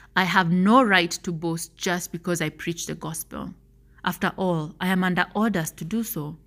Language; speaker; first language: English; non-native, local second language; Swahili